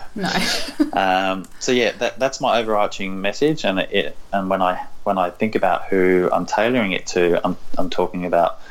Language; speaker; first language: English; native; English